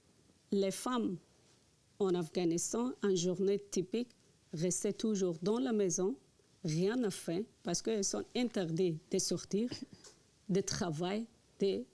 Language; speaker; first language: French; non-native, learner; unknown